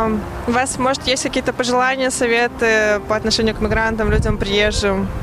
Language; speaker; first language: Russian; native; Russian